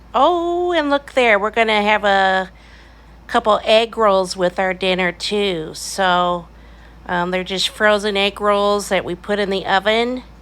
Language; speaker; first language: English; native; English